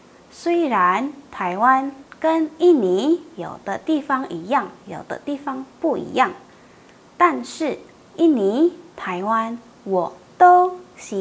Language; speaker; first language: Chinese; non-native, fluent; Indonesian